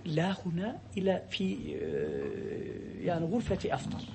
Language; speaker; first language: Arabic; non-native, fluent; Turkish